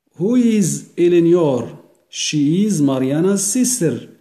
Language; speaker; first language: English; non-native, learner; Arabic